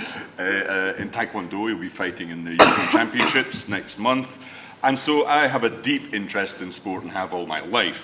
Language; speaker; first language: English; native; English